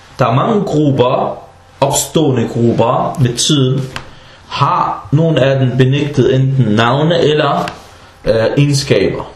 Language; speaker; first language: Danish; non-native, fluent; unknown